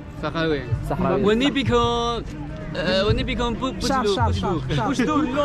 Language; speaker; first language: English; non-native, learner; Chinese